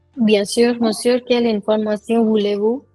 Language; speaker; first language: French; non-native, fluent; Hindi